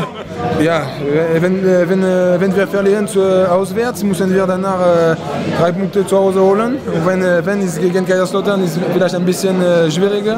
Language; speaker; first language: German; non-native, fluent; French